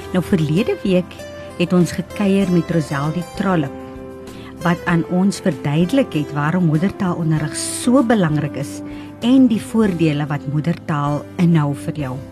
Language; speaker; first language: Afrikaans; native; Afrikaans